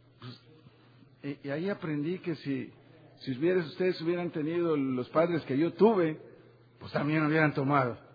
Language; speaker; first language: Spanish; native; Spanish